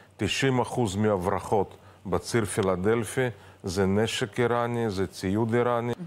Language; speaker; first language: Hebrew; non-native, fluent; Russian